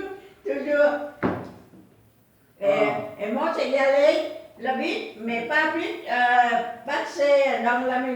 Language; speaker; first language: French; non-native, learner; Vietnamese